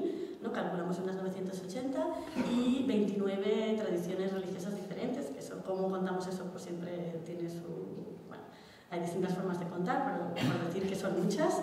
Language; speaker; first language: Spanish; native; Spanish